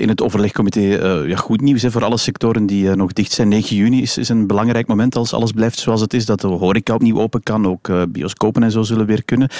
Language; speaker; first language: Dutch; native; Dutch